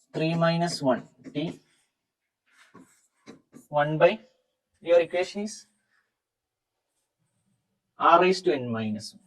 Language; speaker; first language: English; non-native, local second language; Malayalam